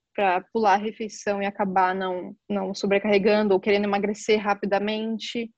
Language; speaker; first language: Portuguese; native; Portuguese